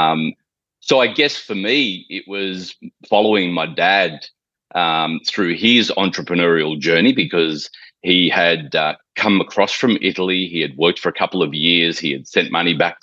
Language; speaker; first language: English; native; English